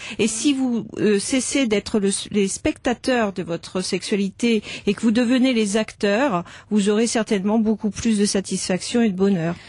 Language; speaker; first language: French; native; French